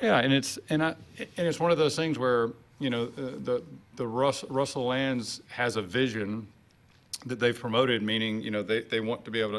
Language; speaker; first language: English; native; English